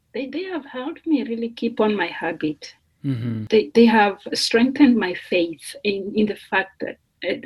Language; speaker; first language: English; non-native, local second language; Luyia